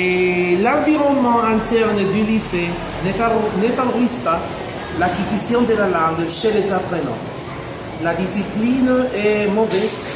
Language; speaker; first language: French; non-native, fluent; Spanish